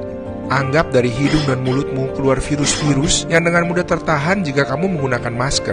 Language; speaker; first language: Indonesian; native; Indonesian